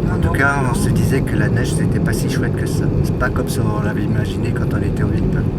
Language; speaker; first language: French; early bilingual, other home language; Vietnamese